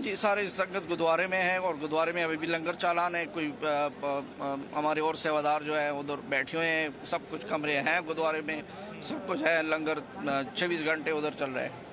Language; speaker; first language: Hindi; non-native, fluent; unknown